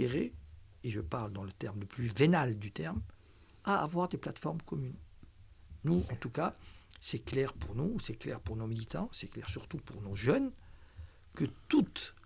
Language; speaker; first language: French; non-native, local second language; Arabic